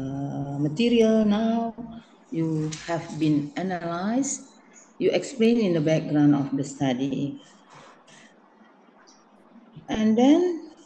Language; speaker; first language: English; non-native, learner; Indonesian